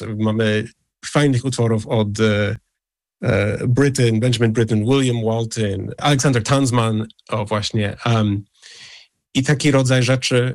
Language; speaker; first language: Polish; early bilingual, heritage; English